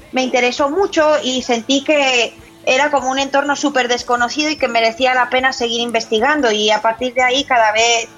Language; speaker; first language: Spanish; native; Spanish